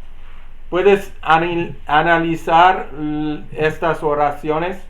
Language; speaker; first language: Spanish; non-native, learner; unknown